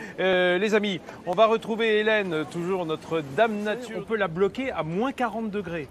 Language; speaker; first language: French; native; French